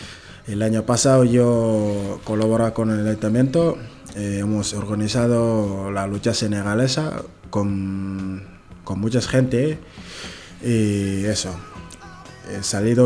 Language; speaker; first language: Spanish; non-native, learner; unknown